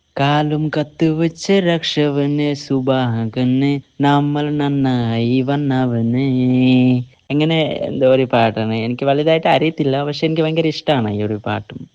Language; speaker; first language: Malayalam; non-native, fluent; Assamese